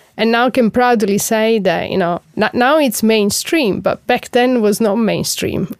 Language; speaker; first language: English; non-native, fluent; Italian